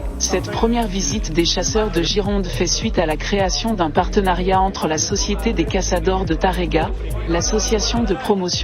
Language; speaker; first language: French; native; French